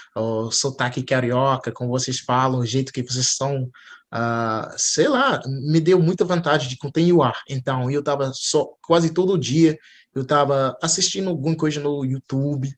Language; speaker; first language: Portuguese; non-native, fluent; English